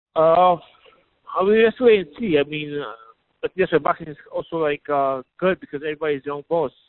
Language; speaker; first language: English; native; English